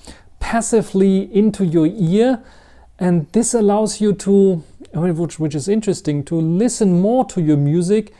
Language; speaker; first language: English; non-native, fluent; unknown